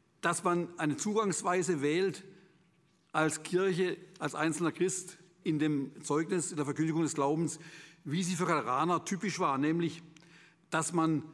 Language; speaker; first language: German; native; German